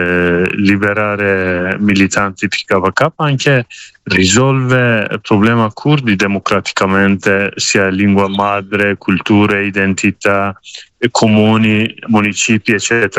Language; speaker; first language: Italian; non-native, learner; Kurdish